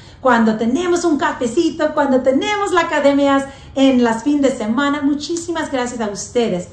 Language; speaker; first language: Spanish; early bilingual, heritage; English